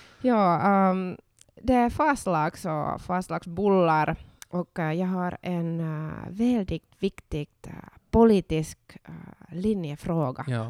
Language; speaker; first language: Swedish; non-native, local second language; Finnish